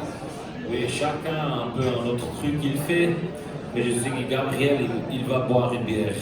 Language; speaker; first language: French; non-native, local second language; German